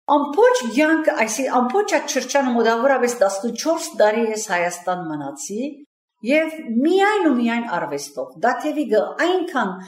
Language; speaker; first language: Armenian; early bilingual, heritage; Armenian